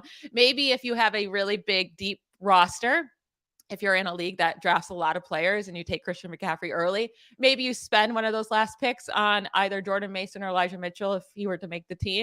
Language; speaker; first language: English; native; English